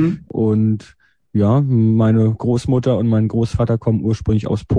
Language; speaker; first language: German; native; German